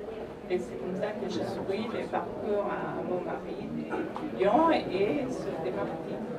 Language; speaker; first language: French; non-native, fluent; Spanish